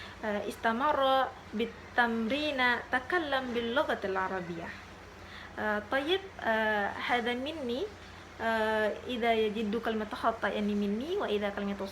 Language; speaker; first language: Arabic; non-native, learner; Indonesian